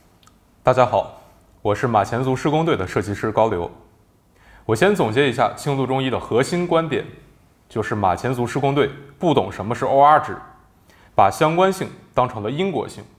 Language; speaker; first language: Chinese; native; Chinese